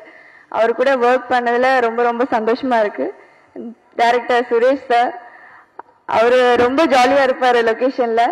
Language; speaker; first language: Tamil; non-native, fluent; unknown